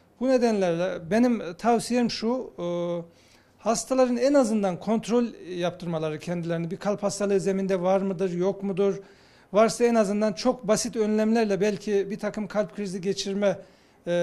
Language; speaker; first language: Turkish; native; Turkish